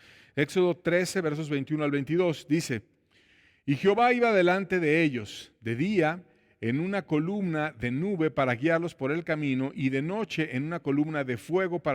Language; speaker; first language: Spanish; native; Spanish